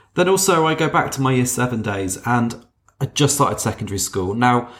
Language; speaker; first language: English; native; English